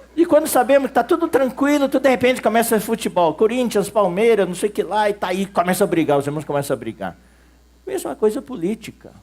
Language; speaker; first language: Portuguese; early bilingual, other home language; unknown